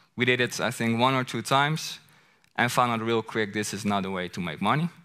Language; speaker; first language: English; non-native, fluent; Dutch